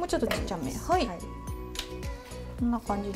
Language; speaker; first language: Japanese; native; Japanese